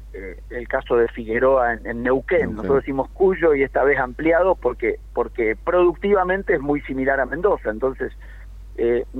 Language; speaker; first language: Spanish; native; Spanish